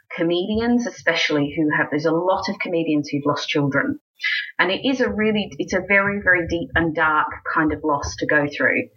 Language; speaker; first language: English; native; English